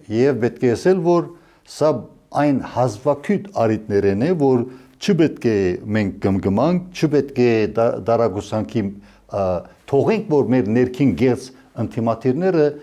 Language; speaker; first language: Armenian; early bilingual, heritage; Armenian